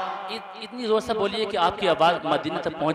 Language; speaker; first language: Hindi; native; Hindi